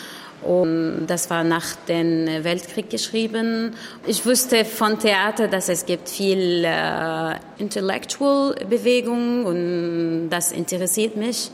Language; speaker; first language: German; non-native, learner; Arabic